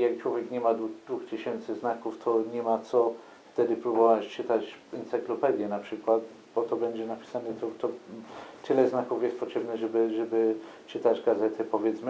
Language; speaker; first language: Polish; non-native, fluent; English